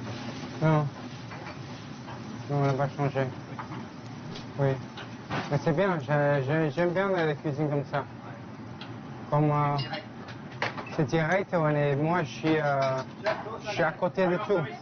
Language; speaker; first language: French; non-native, fluent; Chinese